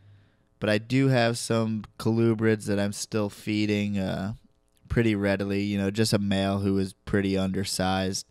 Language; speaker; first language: English; native; English